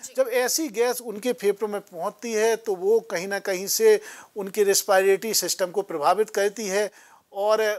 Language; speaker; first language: Hindi; native; Hindi